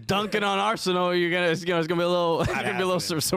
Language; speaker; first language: English; native; English